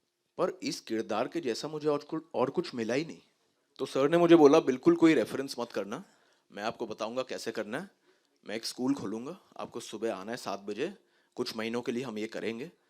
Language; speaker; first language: Hindi; native; Hindi